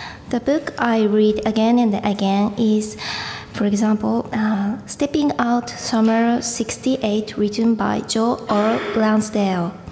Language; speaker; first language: English; non-native, learner; Japanese